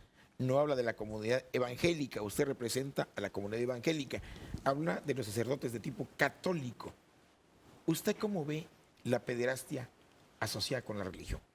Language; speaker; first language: Spanish; native; Spanish